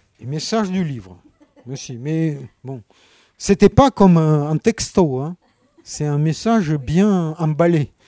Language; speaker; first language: French; non-native, fluent; Russian